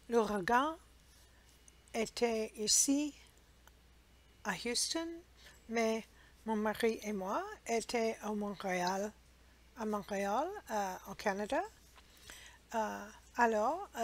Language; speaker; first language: French; non-native, learner; English